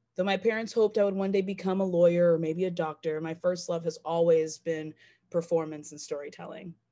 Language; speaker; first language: English; native; English